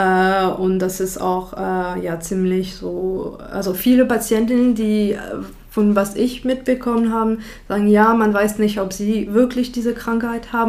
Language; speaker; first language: German; non-native, fluent; French